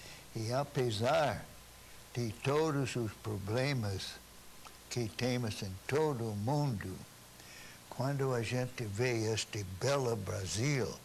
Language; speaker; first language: Portuguese; non-native, fluent; English